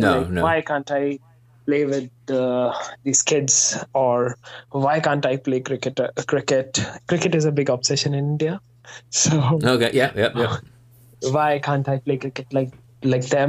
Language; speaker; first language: English; non-native, local second language; Hindi